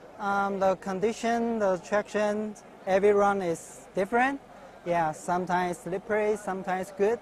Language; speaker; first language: English; non-native, learner; Chinese